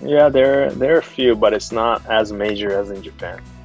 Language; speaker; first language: English; non-native, fluent; Japanese